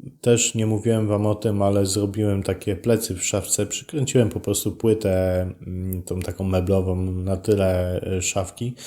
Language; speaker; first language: Polish; native; Polish